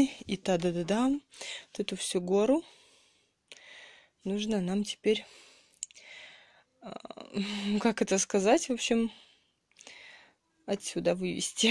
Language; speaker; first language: Russian; native; Russian